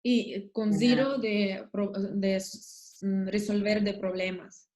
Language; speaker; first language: Spanish; non-native, learner; Russian